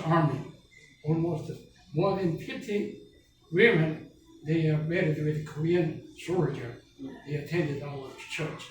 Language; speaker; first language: English; non-native, learner; Korean